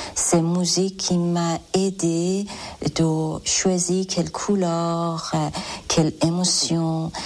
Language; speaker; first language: French; non-native, learner; Persian